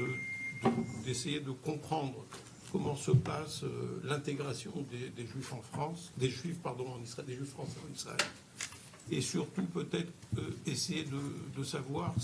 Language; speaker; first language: French; native; French